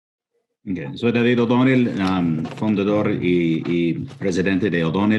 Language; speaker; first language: Spanish; non-native, fluent; English